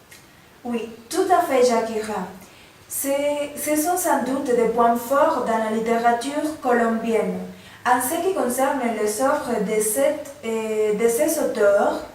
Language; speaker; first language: French; non-native, learner; Spanish